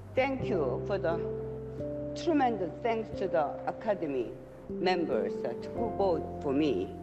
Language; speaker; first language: English; non-native, fluent; Korean